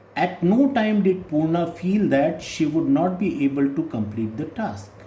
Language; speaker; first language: English; non-native, local second language; Hindi